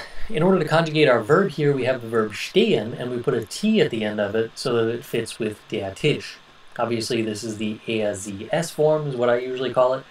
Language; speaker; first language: English; native; English